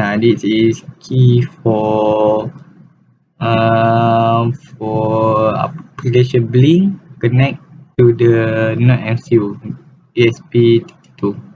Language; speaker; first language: English; non-native, learner; Malay